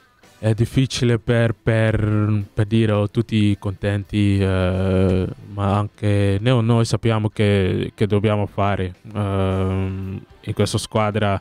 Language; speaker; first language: Italian; non-native, learner; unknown